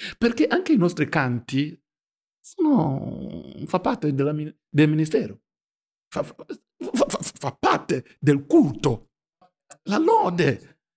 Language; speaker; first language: Italian; non-native, fluent; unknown